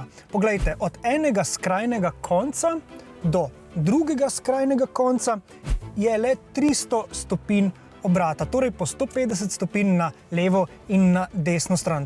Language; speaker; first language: Slovenian; native; Slovenian